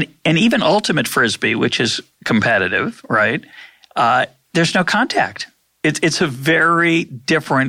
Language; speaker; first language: English; native; English